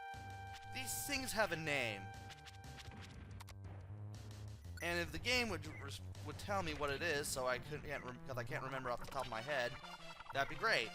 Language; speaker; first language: English; native; English